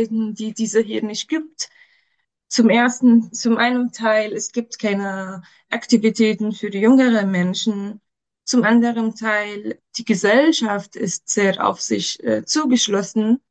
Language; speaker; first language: German; non-native, fluent; Arabic